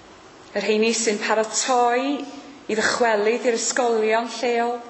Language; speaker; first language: Welsh; native; Welsh